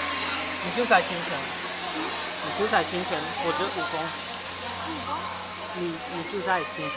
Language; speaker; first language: Chinese; non-native, learner; English